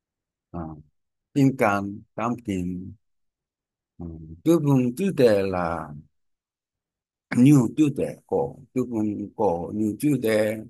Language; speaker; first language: Vietnamese; non-native, learner; Korean